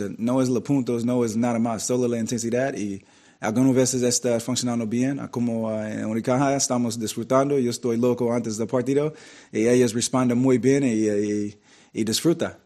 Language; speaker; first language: Spanish; non-native, learner; English